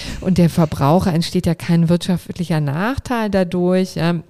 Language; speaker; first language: German; native; German